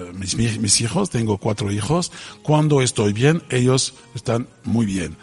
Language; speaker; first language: Spanish; non-native, fluent; French